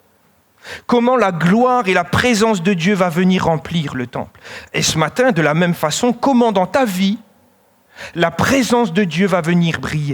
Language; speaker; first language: French; native; French